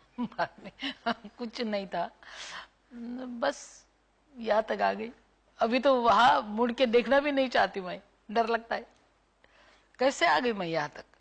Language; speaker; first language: Hindi; non-native, local second language; Marathi